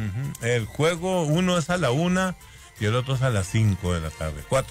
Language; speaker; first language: Spanish; native; Spanish